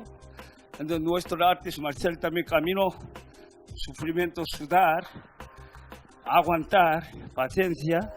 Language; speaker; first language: Spanish; non-native, learner; Korean